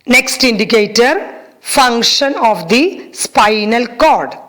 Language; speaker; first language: English; non-native, local second language; Malayalam